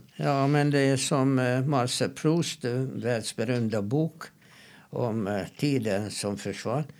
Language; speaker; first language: Swedish; non-native, fluent; Hungarian